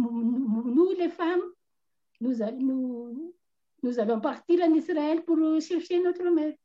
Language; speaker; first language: French; non-native, local second language; Malagasy